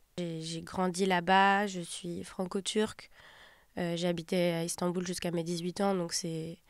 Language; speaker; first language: French; native; French